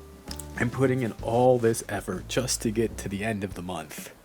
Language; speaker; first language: English; native; English